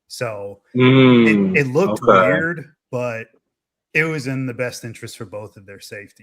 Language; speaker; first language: English; native; English